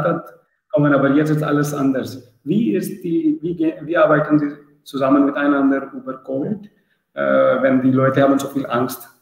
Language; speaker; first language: German; non-native, learner; Urdu